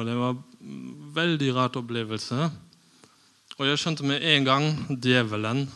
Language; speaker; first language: Norwegian; non-native, fluent; German